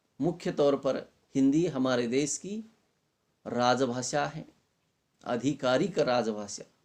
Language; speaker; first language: Hindi; non-native, local second language; Marathi